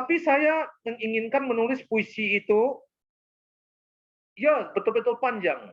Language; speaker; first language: Indonesian; native; Indonesian